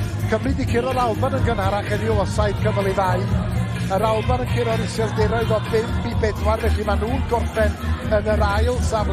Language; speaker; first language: Welsh; native; Welsh